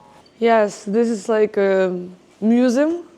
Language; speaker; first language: English; non-native, learner; Russian